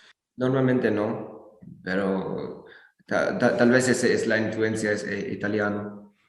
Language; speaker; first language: Spanish; non-native, learner; English